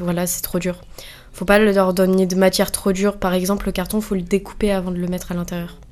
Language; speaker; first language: French; native; French